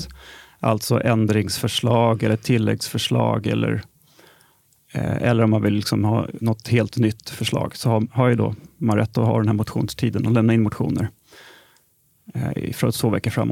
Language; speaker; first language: Swedish; native; Swedish